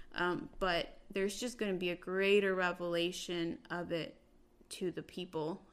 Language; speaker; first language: English; early bilingual, other home language; Spanish